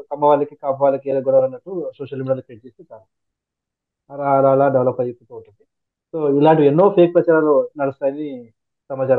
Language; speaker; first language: Telugu; native; Telugu